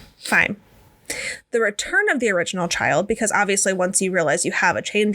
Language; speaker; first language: English; native; English